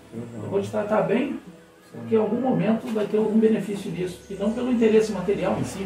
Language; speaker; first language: Portuguese; native; Portuguese